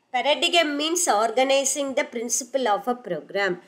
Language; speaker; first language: English; non-native, local second language; Tamil